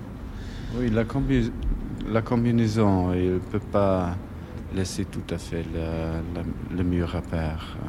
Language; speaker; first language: French; non-native, fluent; German